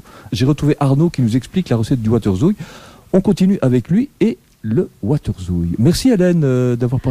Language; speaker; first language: French; native; French